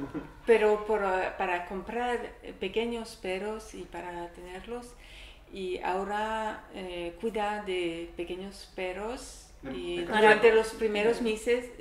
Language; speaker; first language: Spanish; non-native, learner; French